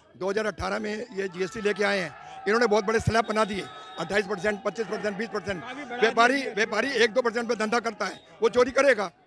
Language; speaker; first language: Hindi; native; Hindi